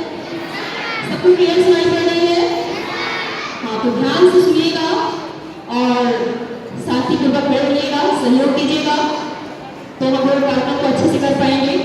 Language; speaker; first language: Hindi; native; Hindi